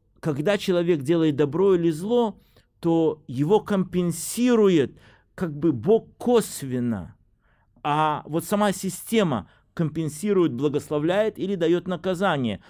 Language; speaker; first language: Russian; native; Russian